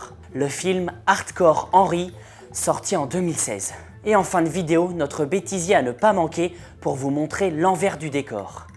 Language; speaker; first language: French; native; French